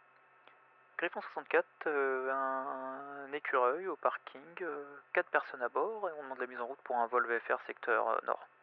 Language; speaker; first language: French; native; French